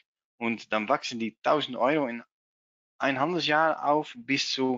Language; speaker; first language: German; non-native, learner; Dutch